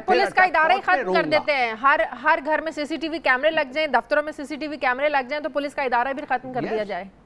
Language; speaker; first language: Urdu; native; Urdu